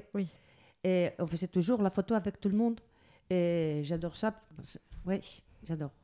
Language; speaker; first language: French; non-native, learner; Spanish